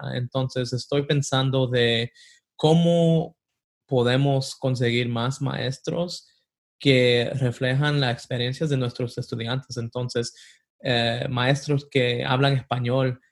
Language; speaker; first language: Spanish; early bilingual, heritage; Spanish